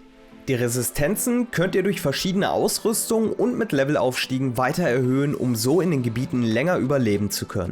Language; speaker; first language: German; native; German